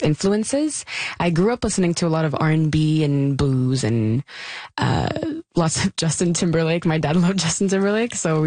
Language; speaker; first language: English; native; English